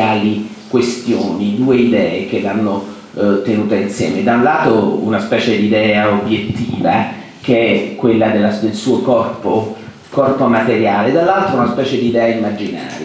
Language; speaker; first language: Italian; native; Italian